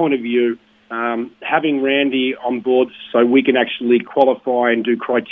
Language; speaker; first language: English; native; English